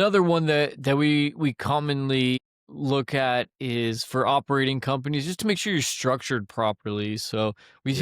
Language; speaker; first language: English; native; English